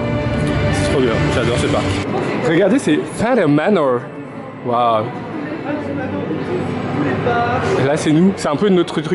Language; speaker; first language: French; native; French